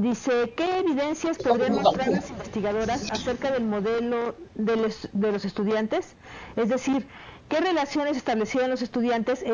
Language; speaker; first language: Spanish; native; Spanish